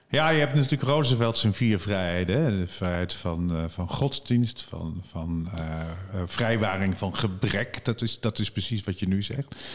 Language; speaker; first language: Dutch; native; Dutch